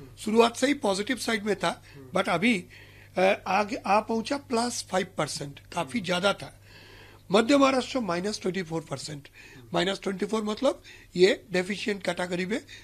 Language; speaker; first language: Hindi; non-native, local second language; Marathi